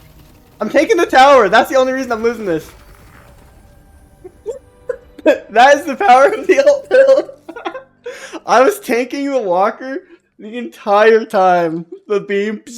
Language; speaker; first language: English; native; English